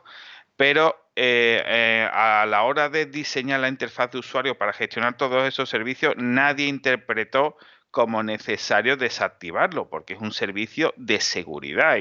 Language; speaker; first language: Spanish; native; Spanish